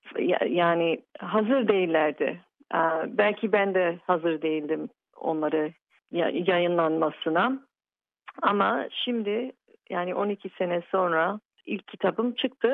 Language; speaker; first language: Turkish; early bilingual, heritage; Turkish